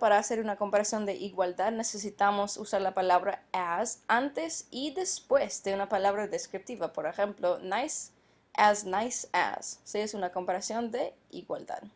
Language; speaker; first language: Spanish; non-native, fluent; English